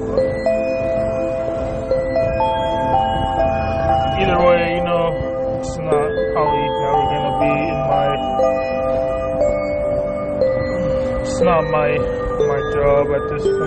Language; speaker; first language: English; native; English